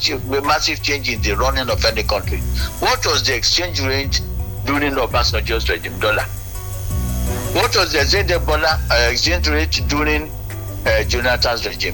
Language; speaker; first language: English; non-native, local second language; Yoruba